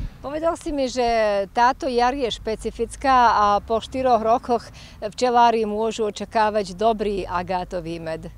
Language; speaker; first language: Slovak; native; Slovak